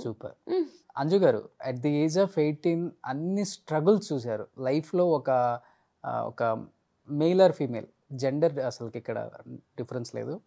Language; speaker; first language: Telugu; native; Telugu